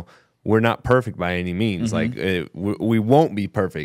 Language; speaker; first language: English; native; English